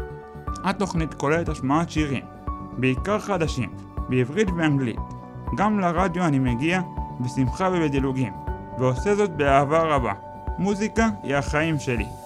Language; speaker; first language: Hebrew; native; Hebrew